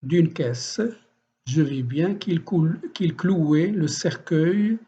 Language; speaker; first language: French; non-native, local second language; Arabic